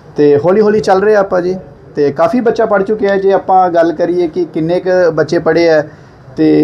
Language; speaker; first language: Punjabi; non-native, local second language; Hindi